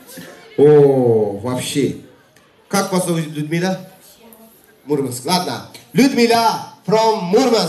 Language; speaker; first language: Russian; non-native, learner; Turkish